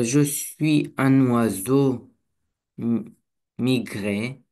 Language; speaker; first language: French; non-native, learner; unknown